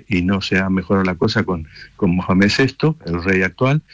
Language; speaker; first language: Spanish; native; Spanish